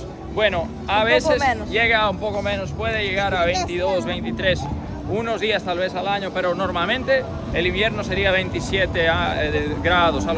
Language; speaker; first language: Spanish; non-native, fluent; Portuguese